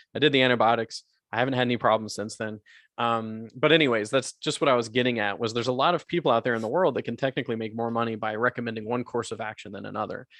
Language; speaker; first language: English; native; English